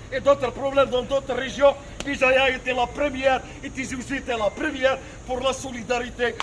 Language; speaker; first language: French; non-native, local second language; Arabic